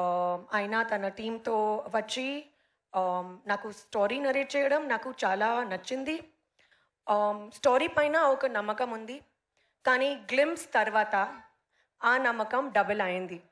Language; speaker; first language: Telugu; non-native, learner; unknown